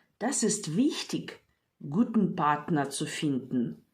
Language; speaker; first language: German; non-native, fluent; Ukrainian